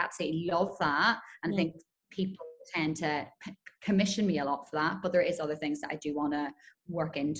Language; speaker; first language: English; native; English